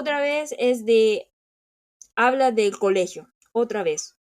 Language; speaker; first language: Spanish; non-native, fluent; Korean